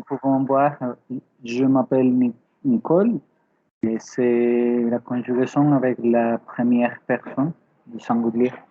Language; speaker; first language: French; non-native, learner; Spanish